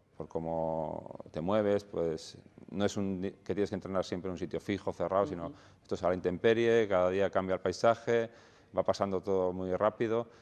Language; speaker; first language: Spanish; native; Spanish